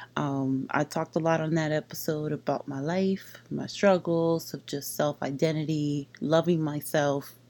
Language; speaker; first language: English; native; English